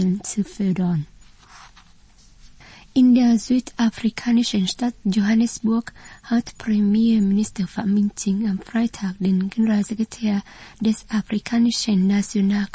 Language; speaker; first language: German; non-native, fluent; Vietnamese